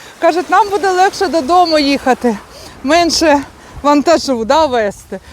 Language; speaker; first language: Ukrainian; native; Ukrainian